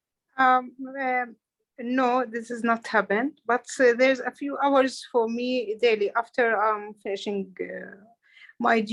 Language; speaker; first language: English; non-native, learner; Arabic